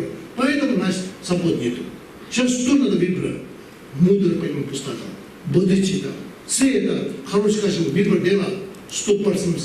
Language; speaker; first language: Russian; non-native, learner; Tibetan